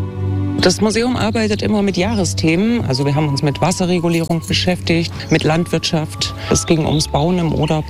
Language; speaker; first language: German; native; German